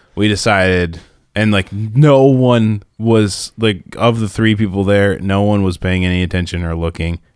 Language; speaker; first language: English; native; English